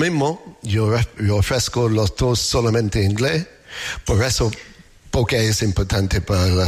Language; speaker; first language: Spanish; non-native, learner; English